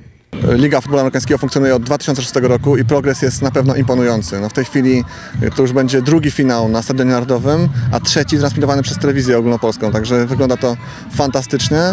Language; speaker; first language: Polish; native; Polish